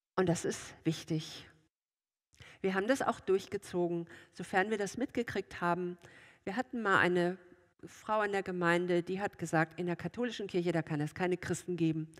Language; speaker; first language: German; native; German